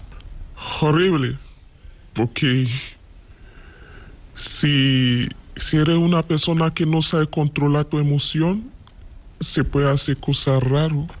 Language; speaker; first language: Spanish; non-native, learner; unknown